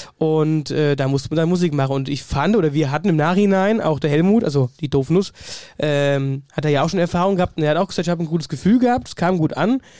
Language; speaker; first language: German; native; German